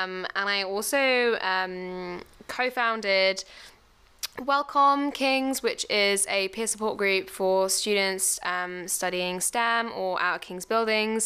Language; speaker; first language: English; native; English